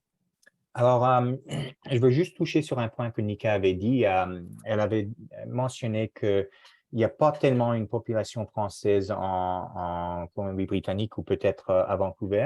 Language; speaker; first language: French; non-native, fluent; English